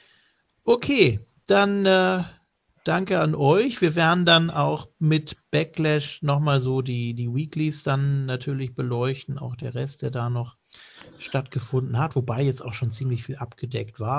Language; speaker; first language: German; native; German